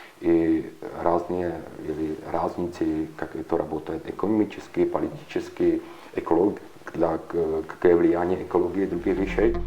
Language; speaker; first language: Russian; non-native, learner; Czech